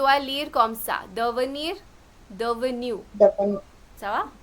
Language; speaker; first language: French; non-native, fluent; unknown